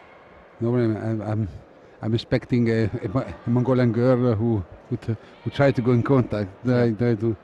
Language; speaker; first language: English; non-native, fluent; Italian